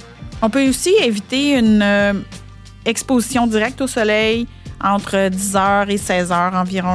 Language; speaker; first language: French; native; French